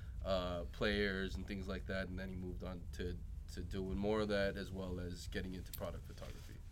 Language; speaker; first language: English; early bilingual, other home language; Korean